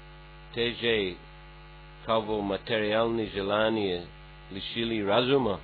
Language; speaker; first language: Russian; non-native, fluent; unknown